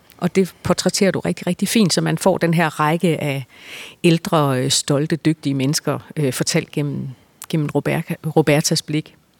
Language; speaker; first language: Danish; native; Danish